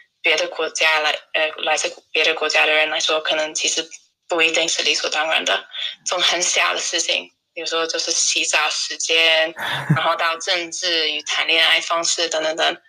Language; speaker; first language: Chinese; non-native, fluent; English